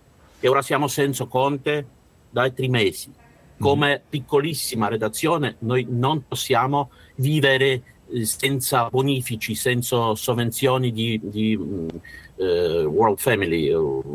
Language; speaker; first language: Italian; non-native, learner; Russian